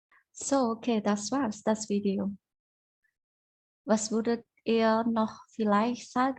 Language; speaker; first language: German; non-native, fluent; Indonesian